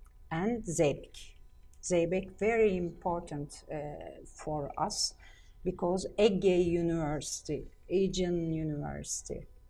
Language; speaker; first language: English; non-native, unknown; Turkish